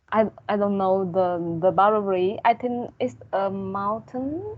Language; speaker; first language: English; non-native, learner; Vietnamese